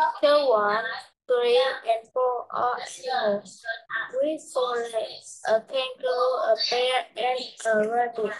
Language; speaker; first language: English; non-native, learner; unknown